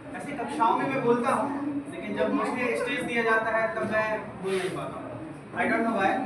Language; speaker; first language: Hindi; native; Hindi